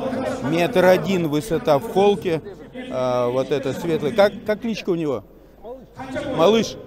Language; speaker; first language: Russian; native; Russian